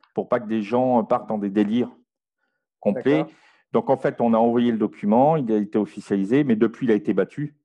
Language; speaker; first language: French; native; French